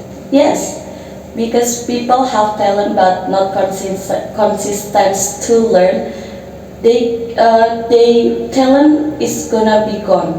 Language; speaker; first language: English; non-native, learner; Indonesian